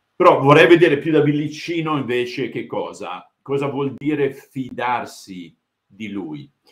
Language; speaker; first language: Italian; early bilingual, heritage; Italian